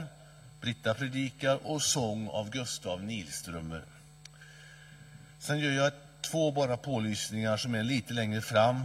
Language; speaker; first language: Swedish; native; Swedish